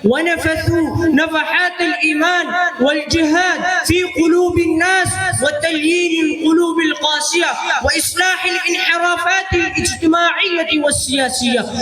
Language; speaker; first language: Arabic; non-native, learner; Urdu